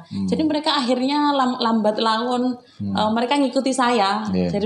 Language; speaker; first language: Indonesian; non-native, local second language; Javanese